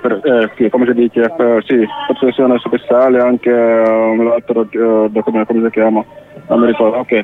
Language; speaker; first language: Italian; non-native, learner; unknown